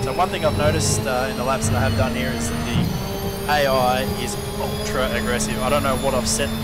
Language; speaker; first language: English; native; English